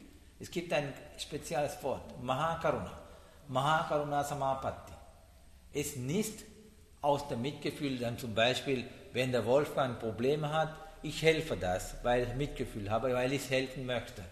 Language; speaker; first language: German; non-native, learner; Sinhala